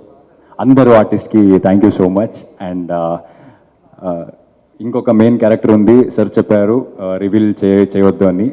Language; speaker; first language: Telugu; non-native, fluent; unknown